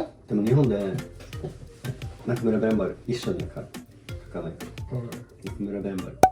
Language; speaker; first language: Japanese; non-native, fluent; Swedish